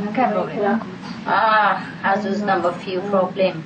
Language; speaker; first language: German; non-native, fluent; Vietnamese